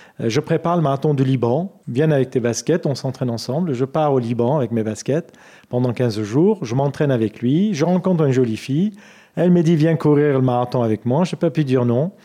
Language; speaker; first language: French; non-native, fluent; Armenian